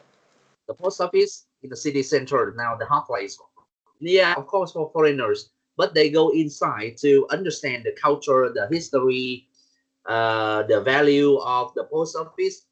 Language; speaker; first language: English; non-native, learner; Vietnamese